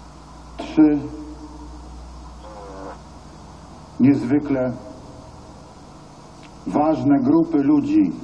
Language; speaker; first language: Polish; native; Polish